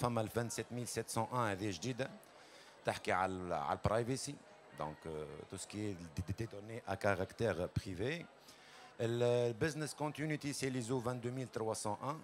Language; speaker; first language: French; non-native, local second language; Arabic